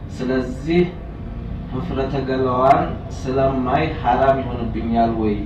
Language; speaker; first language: Amharic; native; Amharic